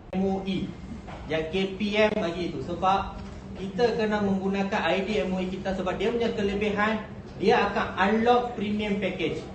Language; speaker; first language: Malay; non-native, local second language; Tamil